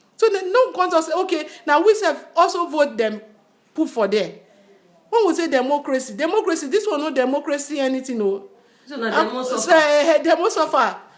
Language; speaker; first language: Nigerian Pidgin; non-native, local second language; Yoruba